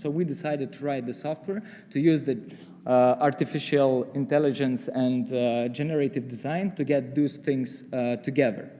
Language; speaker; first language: English; non-native, fluent; Lithuanian